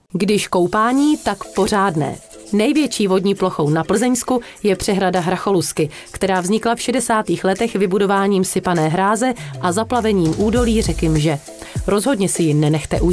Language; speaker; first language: Czech; native; Czech